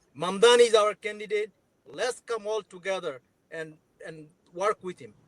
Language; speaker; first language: English; non-native, local second language; Bangla